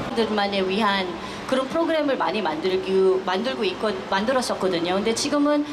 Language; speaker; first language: Korean; non-native, fluent; Filipino